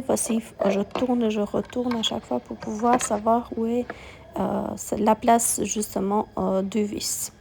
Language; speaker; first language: French; non-native, fluent; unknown